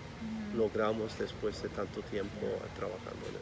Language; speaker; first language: Spanish; non-native, fluent; Turkish